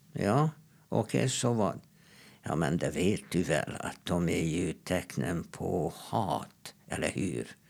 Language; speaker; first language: Swedish; non-native, fluent; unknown